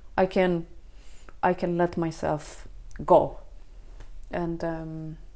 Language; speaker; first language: English; non-native, fluent; Spanish